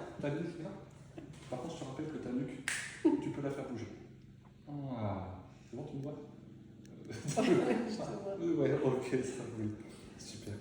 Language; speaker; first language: French; native; French